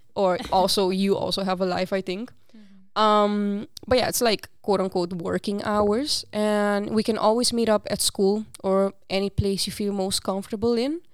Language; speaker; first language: English; non-native, fluent; Papiamento